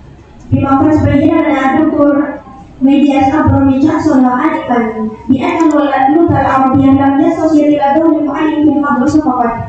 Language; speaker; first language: Arabic; non-native, learner; Indonesian